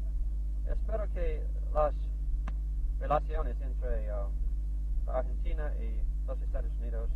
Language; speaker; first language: Spanish; non-native, learner; English